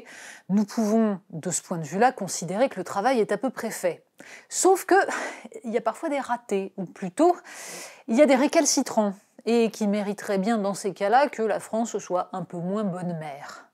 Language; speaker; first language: French; native; French